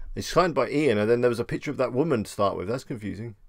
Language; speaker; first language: English; native; English